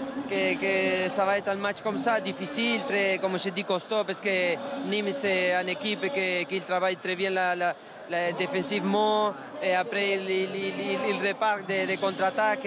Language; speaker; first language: French; non-native, learner; Spanish